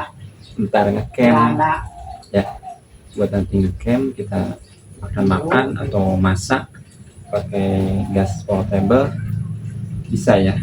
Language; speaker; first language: Indonesian; non-native, local second language; Sundanese